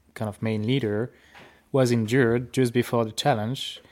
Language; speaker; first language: English; non-native, fluent; French